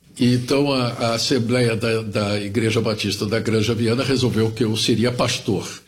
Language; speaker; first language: Portuguese; early bilingual, other home language; German